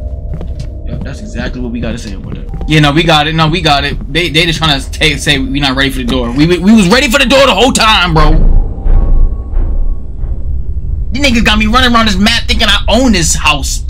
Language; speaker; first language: English; native; English